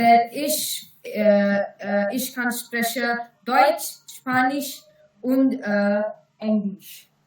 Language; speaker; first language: German; non-native, learner; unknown